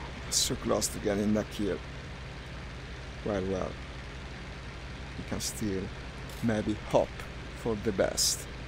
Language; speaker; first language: English; non-native, fluent; Italian